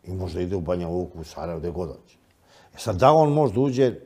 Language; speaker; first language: Croatian; native; Croatian